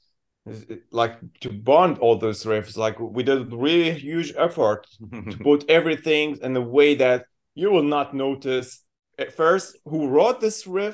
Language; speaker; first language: English; non-native, learner; Arabic